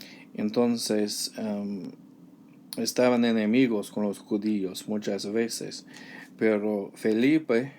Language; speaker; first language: Spanish; non-native, learner; English